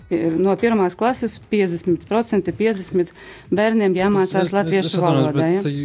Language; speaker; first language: Latvian; non-native, local second language; Russian